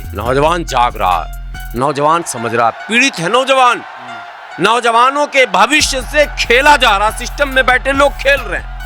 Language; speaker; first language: Hindi; native; Hindi